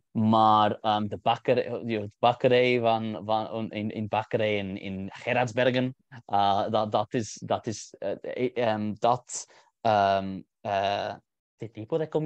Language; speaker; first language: Dutch; non-native, learner; English